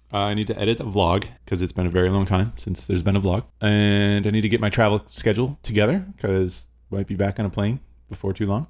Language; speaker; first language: English; native; English